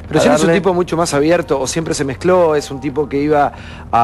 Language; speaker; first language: Spanish; native; Spanish